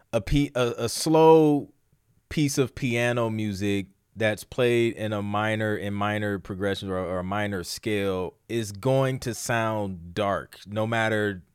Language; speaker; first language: English; native; English